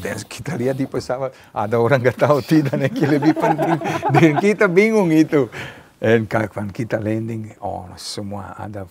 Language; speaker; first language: Indonesian; non-native, fluent; Serbian